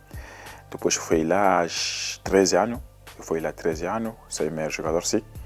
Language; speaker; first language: Portuguese; non-native, learner; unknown